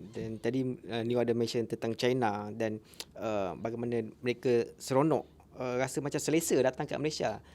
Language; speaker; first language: Malay; native; Malay